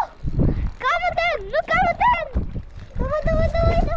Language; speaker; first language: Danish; non-native, learner; Ukrainian